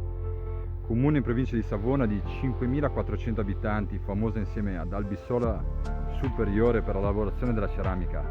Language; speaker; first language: Italian; native; Italian